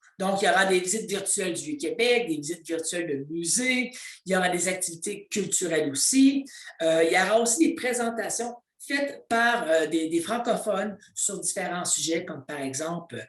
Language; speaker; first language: French; native; French